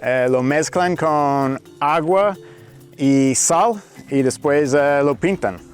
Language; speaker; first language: Spanish; non-native, fluent; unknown